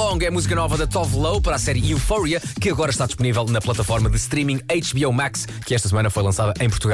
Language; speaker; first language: Portuguese; native; Portuguese